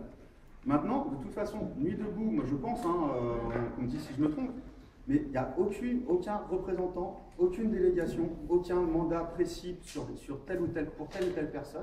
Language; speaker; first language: French; native; French